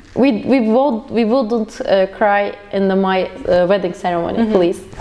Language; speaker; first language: English; non-native, learner; Turkish